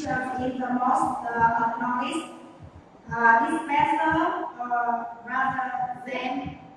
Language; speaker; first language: English; non-native, learner; Vietnamese